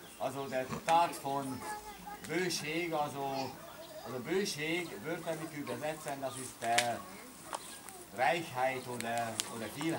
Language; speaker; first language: German; non-native, learner; Hungarian